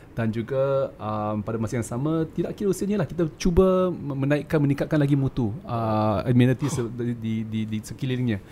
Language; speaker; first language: Malay; native; Malay